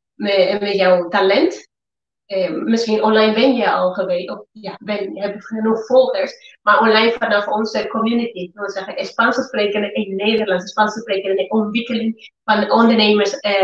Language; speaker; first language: Dutch; non-native, learner; Spanish